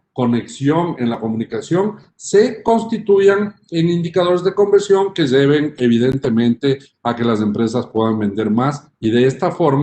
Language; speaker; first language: Spanish; native; Spanish